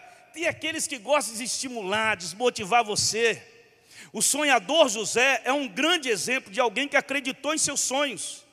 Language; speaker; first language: Portuguese; native; Portuguese